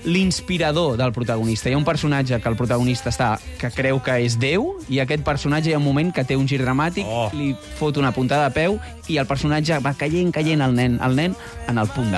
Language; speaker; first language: Catalan; native; Catalan